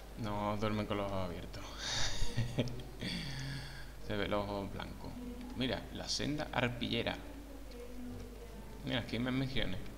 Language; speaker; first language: Spanish; native; Spanish